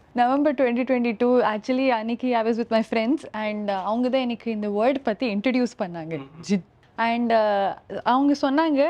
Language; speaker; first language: Tamil; early bilingual, heritage; Tamil